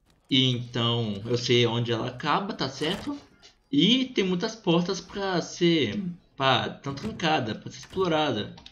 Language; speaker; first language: Portuguese; native; Portuguese